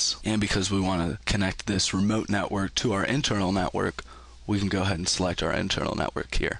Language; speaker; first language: English; native; English